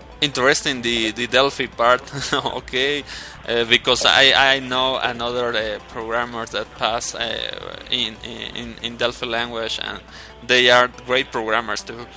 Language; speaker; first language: English; non-native, learner; Spanish